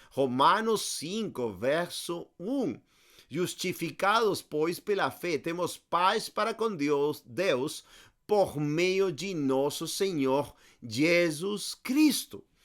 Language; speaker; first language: Portuguese; non-native, fluent; Spanish